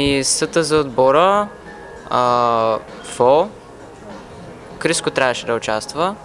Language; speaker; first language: Bulgarian; native; Bulgarian